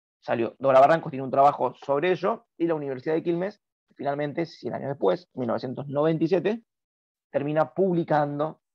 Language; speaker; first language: Spanish; native; Spanish